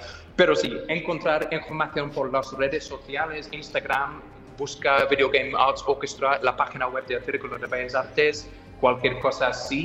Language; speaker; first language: Spanish; non-native, fluent; English